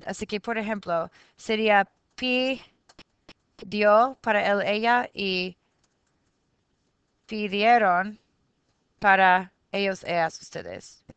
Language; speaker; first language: Spanish; non-native, fluent; English